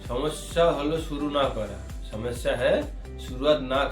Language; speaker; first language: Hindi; non-native, local second language; Bangla